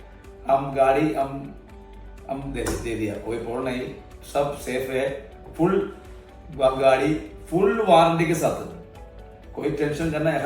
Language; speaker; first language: Hindi; non-native, local second language; Malayalam